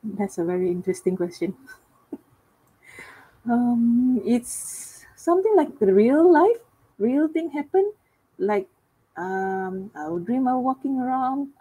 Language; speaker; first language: English; non-native, local second language; Cantonese